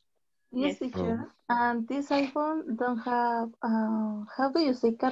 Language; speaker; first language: English; non-native, learner; Spanish